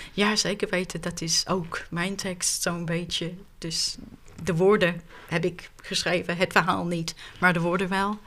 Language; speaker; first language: Dutch; non-native, fluent; English